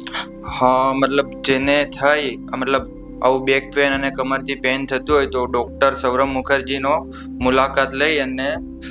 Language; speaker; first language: Gujarati; native; Gujarati